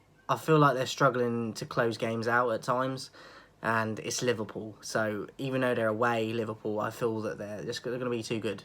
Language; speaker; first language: English; native; English